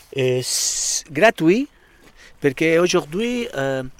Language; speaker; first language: French; non-native, learner; Spanish